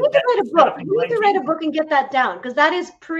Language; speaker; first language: English; native; English